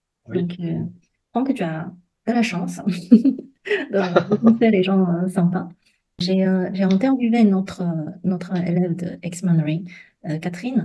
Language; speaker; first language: French; non-native, fluent; Chinese